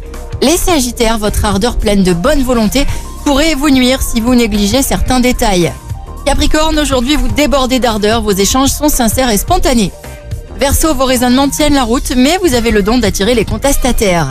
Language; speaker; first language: French; native; French